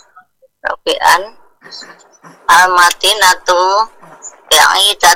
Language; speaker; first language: Arabic; non-native, learner; Indonesian